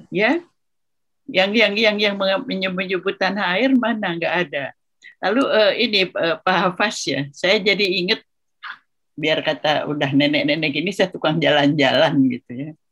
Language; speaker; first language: Indonesian; non-native, local second language; Sundanese